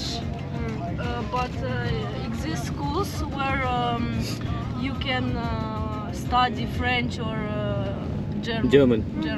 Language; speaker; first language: English; non-native, learner; Russian